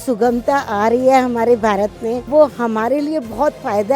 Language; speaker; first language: Hindi; native; Hindi